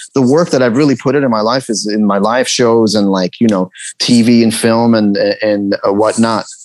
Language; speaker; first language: English; early bilingual, other home language; Persian